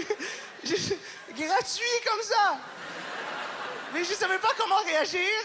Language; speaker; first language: French; native; French